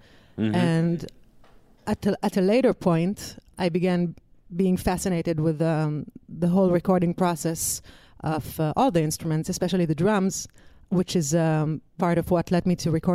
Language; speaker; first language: English; non-native, fluent; Hebrew